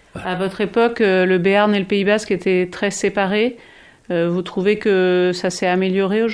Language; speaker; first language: French; native; French